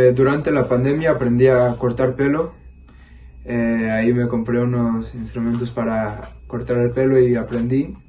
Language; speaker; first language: Spanish; early bilingual, heritage; Spanish